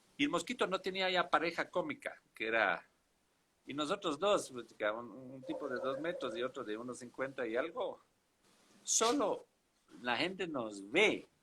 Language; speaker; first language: Spanish; non-native, fluent; German